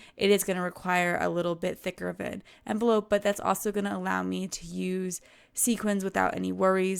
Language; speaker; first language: English; native; English